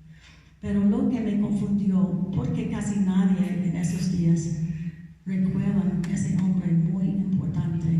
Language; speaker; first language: Spanish; non-native, learner; English